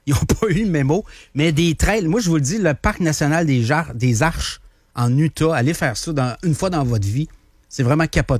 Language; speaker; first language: French; native; French